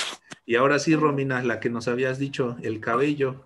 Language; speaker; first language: Spanish; native; Spanish